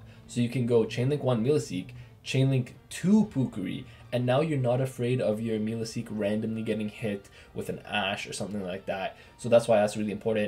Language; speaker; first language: English; native; English